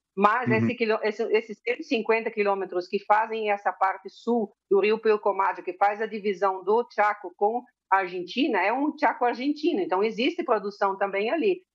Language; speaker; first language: Portuguese; early bilingual, heritage; Spanish